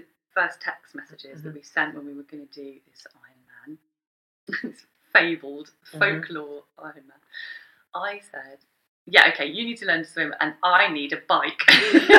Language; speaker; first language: English; native; English